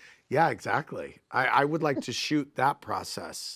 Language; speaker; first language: English; native; English